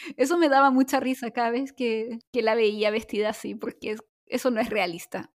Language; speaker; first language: Spanish; native; Spanish